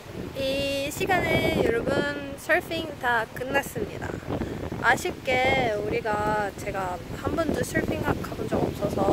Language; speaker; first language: Korean; non-native, fluent; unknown